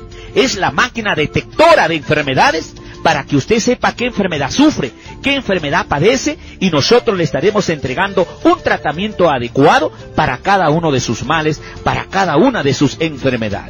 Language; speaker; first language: Spanish; native; Spanish